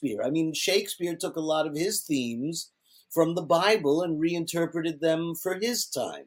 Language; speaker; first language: English; early bilingual, other home language; Yiddish